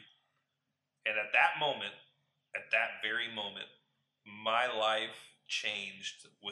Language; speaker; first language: English; native; English